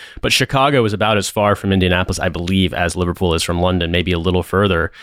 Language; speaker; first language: English; native; English